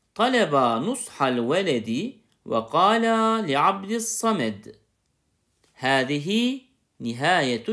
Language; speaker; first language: Arabic; non-native, fluent; Turkish